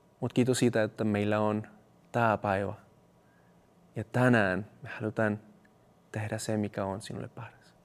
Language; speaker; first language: Finnish; non-native, fluent; Spanish